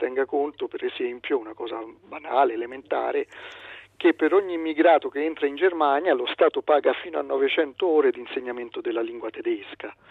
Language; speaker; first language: Italian; native; Italian